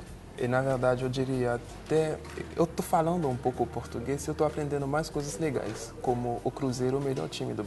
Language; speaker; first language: Portuguese; non-native, fluent; Haitian Creole